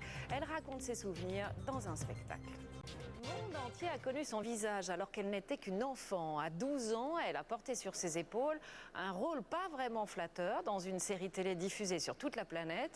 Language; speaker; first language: French; native; French